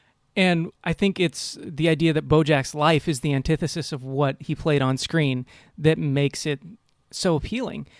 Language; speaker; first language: English; native; English